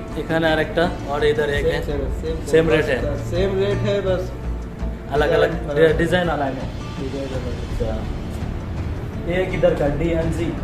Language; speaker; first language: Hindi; non-native, learner; Bangla